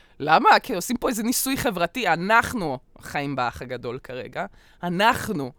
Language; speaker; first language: Hebrew; early bilingual, other home language; Russian